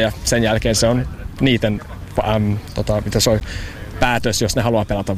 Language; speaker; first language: Finnish; early bilingual, heritage; English